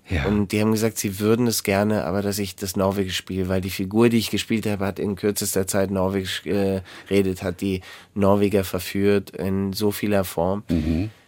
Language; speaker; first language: German; native; German